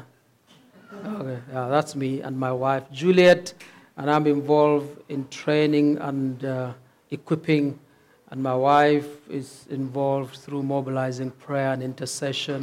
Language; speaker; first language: English; non-native, local second language; Hausa